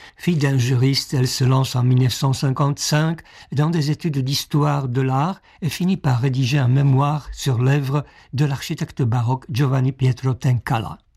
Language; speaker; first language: French; non-native, fluent; Czech